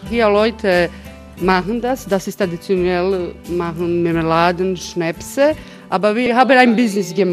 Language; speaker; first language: German; non-native, learner; Croatian